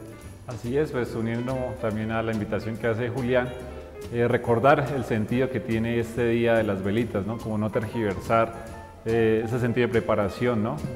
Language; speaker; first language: Spanish; native; Spanish